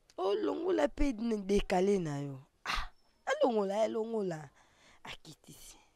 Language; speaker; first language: Lingala; non-native, local second language; Swahili